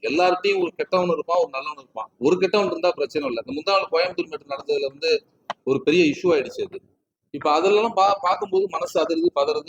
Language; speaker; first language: Tamil; native; Tamil